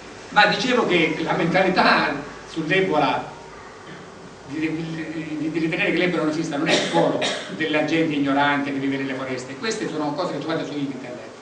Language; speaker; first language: Italian; native; Italian